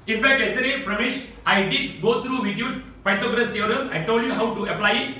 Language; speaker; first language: English; non-native, local second language; Malay